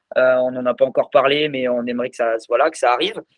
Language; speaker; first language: French; native; French